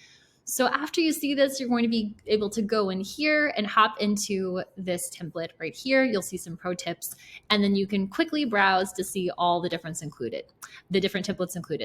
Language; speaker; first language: English; native; English